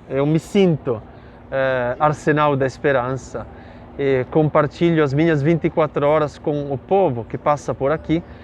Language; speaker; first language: Portuguese; non-native, fluent; Italian